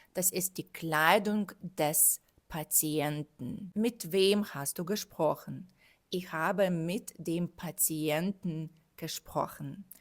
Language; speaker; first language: German; non-native, fluent; Ukrainian